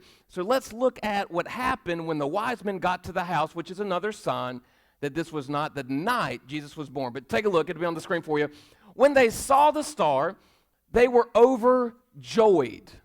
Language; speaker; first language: English; native; English